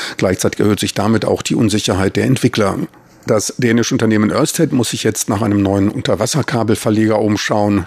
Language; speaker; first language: German; native; German